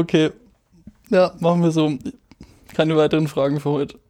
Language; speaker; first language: German; native; German